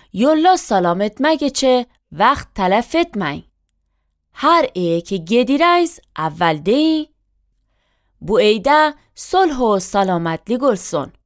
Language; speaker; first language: Azerbaijani; native; Azerbaijani